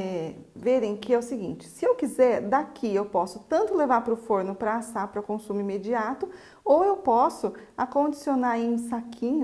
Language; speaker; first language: Portuguese; native; Portuguese